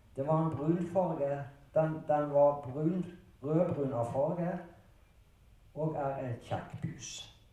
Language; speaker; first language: Norwegian; early bilingual, other home language; German